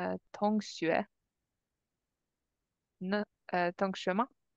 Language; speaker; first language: Chinese; non-native, learner; English